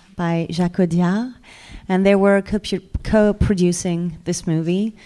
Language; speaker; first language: English; non-native, fluent; French